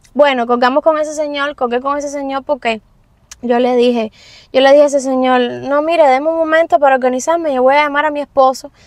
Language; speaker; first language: Spanish; native; Spanish